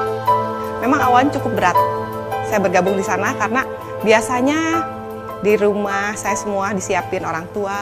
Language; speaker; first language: Indonesian; native; Indonesian